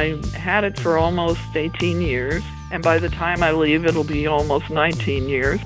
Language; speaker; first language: English; native; English